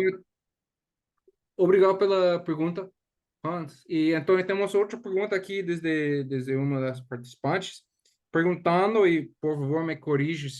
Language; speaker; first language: Portuguese; non-native, fluent; English